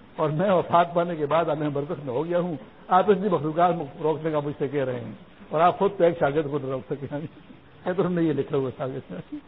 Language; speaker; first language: Urdu; non-native, local second language; Pashto